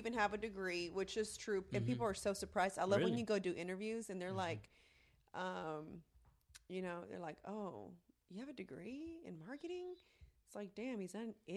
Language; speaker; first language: English; early bilingual, other home language; Spanish